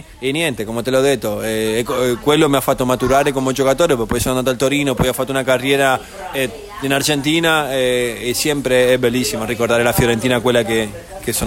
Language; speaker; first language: Italian; non-native, fluent; Spanish